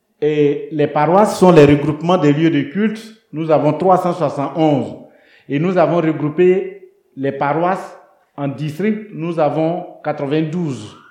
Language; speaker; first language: French; non-native, local second language; Baoulé